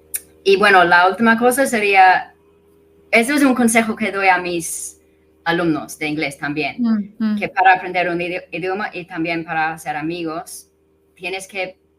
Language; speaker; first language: Spanish; non-native, fluent; English